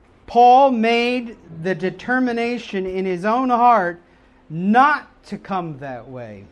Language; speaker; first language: English; native; English